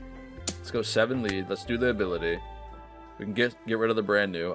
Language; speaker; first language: English; native; English